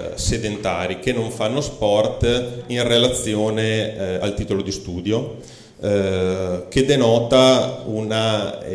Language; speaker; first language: Italian; native; Italian